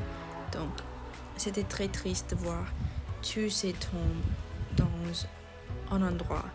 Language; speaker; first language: French; non-native, learner; English